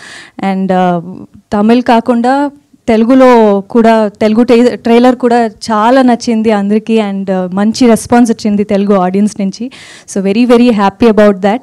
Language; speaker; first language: Telugu; non-native, fluent; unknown